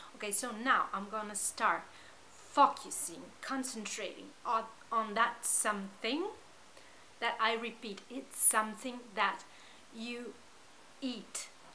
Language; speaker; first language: English; non-native, fluent; Italian